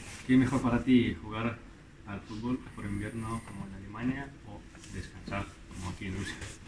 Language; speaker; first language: Spanish; non-native, learner; Russian